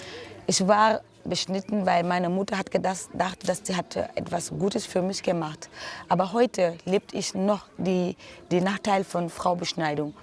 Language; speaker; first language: German; non-native, learner; French